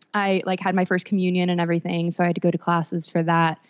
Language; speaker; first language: English; native; English